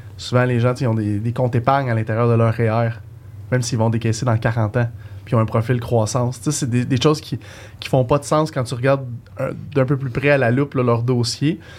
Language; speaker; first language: French; native; French